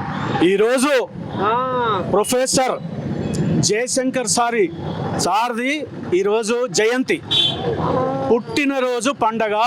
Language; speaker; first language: Telugu; native; Telugu